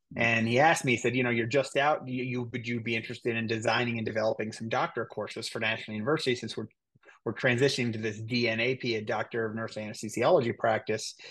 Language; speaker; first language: English; native; English